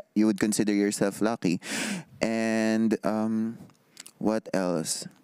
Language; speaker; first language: English; non-native, local second language; Filipino